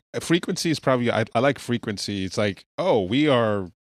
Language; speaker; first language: English; early bilingual, other home language; Yoruba